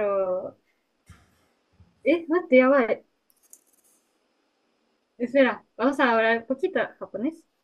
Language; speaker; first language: Spanish; non-native, learner; Japanese